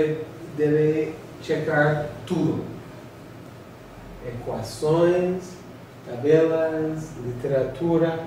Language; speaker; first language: Portuguese; non-native, fluent; English